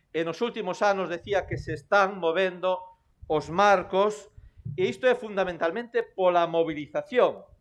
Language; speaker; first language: Spanish; non-native, local second language; Galician